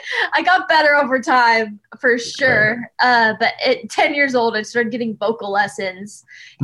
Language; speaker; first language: English; native; English